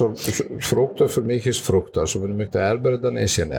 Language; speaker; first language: German; non-native, fluent; Italian